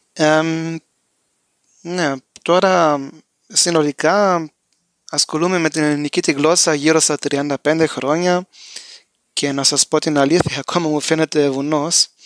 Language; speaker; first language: Greek; early bilingual, heritage; Greek